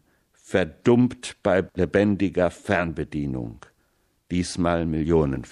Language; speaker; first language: German; early bilingual, heritage; German